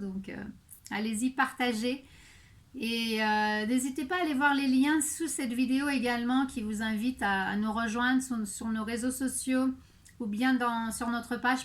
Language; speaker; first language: French; native; French